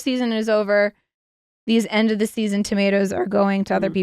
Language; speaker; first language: English; native; English